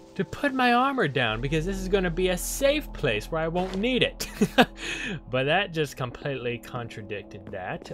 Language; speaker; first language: English; native; English